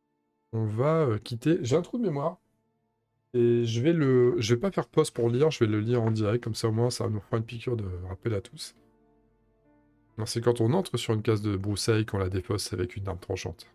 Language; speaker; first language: French; native; French